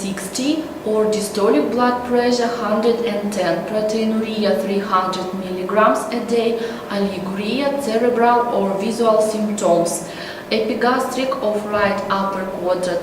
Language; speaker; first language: English; non-native, learner; Russian